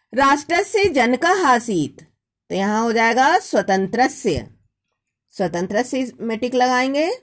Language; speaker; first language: Hindi; native; Hindi